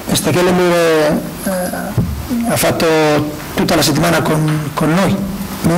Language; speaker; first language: Italian; non-native, learner; Spanish